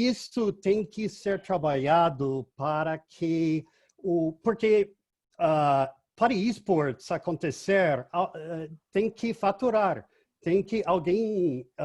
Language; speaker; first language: Portuguese; non-native, fluent; English